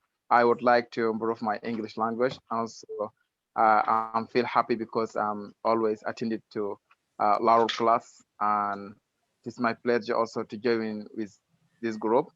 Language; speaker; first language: English; non-native, learner; Arabic